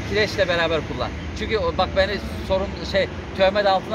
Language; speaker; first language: Turkish; native; Turkish